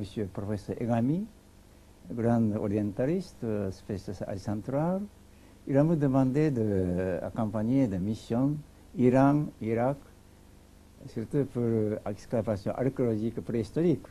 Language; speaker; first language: French; non-native, learner; Japanese